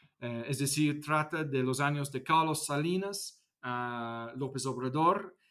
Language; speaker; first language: Spanish; non-native, fluent; English